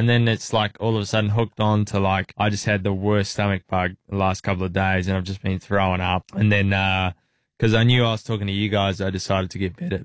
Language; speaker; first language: English; native; English